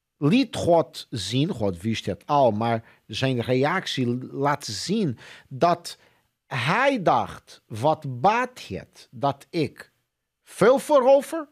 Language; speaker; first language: Dutch; non-native, fluent; Portuguese